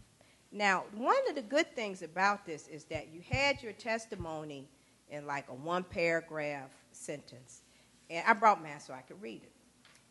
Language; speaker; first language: English; native; English